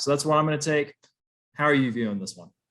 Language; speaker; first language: English; native; English